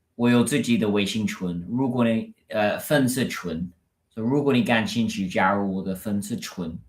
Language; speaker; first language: Chinese; non-native, learner; English